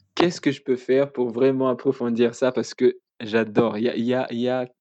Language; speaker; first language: French; non-native, local second language; Malagasy